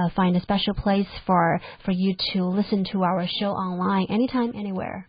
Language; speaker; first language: English; non-native, fluent; Chinese